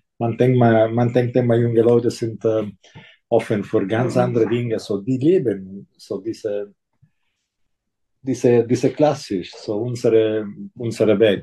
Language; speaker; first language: German; non-native, local second language; Italian